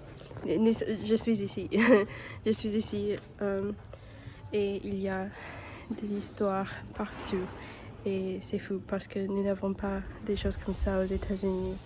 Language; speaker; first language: French; non-native, learner; English